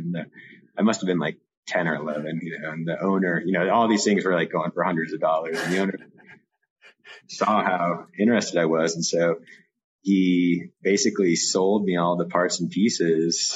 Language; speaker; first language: English; native; English